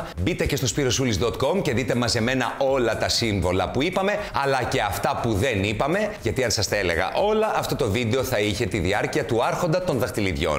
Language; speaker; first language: Greek; native; Greek